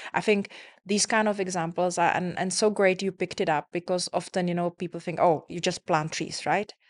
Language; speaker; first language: English; non-native, fluent; Czech